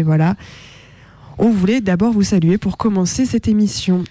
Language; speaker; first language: French; native; French